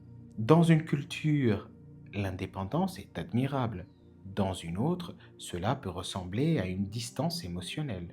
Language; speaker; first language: French; native; French